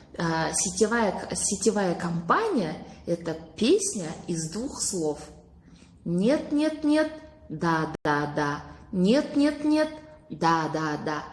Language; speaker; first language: Russian; non-native, local second language; Kazakh